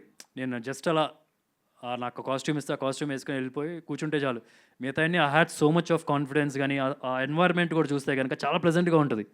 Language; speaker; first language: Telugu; native; Telugu